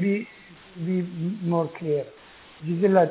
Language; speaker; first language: English; non-native, learner; Arabic